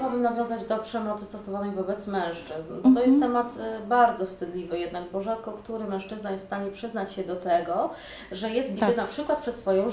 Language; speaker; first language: Polish; native; Polish